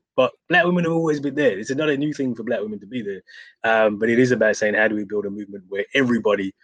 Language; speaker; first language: English; native; English